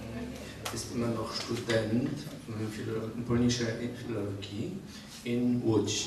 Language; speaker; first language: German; non-native, fluent; Polish